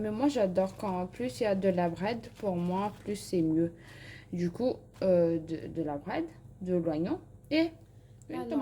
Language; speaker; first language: French; non-native, local second language; Malagasy